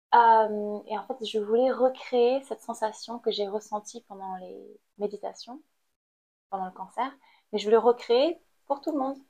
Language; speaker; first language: French; non-native, fluent; Khmer